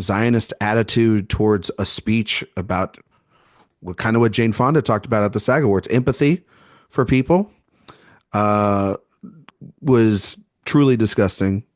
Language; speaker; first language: English; native; English